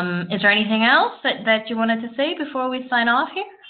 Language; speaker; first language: English; native; English